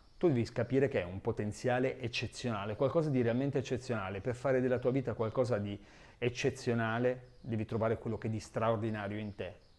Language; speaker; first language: Italian; native; Italian